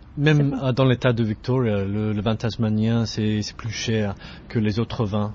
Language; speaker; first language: French; non-native, fluent; English